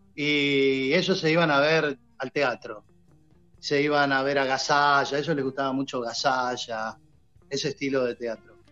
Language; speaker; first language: Spanish; native; Spanish